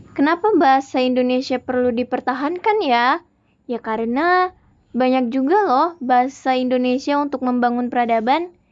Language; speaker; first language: Indonesian; native; Indonesian